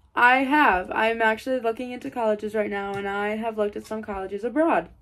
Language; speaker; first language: English; native; English